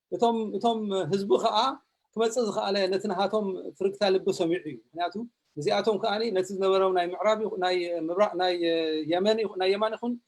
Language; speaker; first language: Tigrinya; native; Tigrinya